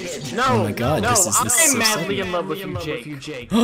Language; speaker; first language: English; native; English